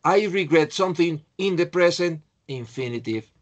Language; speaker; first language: English; non-native, fluent; Spanish